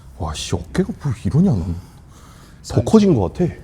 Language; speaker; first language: Korean; native; Korean